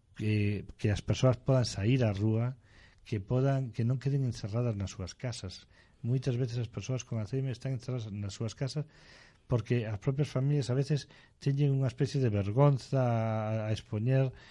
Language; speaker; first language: Galician; non-native, local second language; Spanish